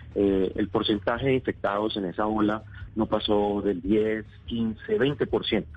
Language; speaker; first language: Spanish; native; Spanish